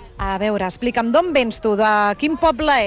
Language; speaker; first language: Catalan; native; Catalan